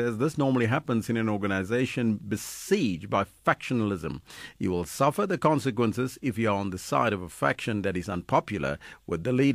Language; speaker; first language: English; non-native, local second language; Tswana